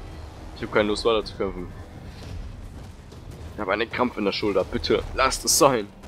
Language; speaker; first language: German; native; German